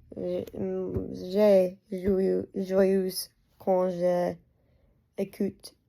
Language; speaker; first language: French; non-native, learner; English